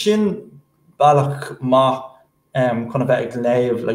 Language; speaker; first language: Irish; non-native, local second language; English